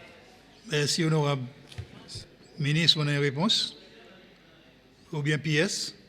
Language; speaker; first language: French; non-native, local second language; Seselwa Creole French